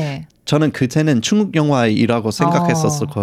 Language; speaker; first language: Korean; non-native, fluent; English